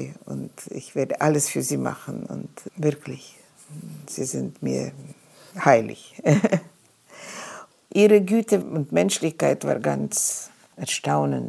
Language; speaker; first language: German; non-native, fluent; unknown